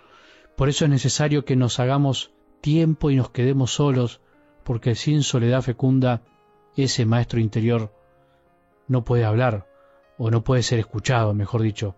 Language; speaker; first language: Spanish; native; Spanish